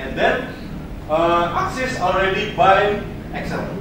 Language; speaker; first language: English; non-native, learner; Indonesian